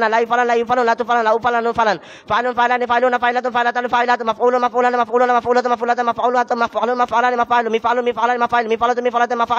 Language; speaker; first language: Arabic; non-native, learner; Bangla